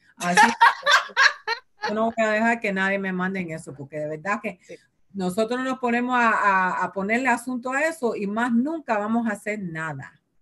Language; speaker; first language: Spanish; early bilingual, heritage; Spanish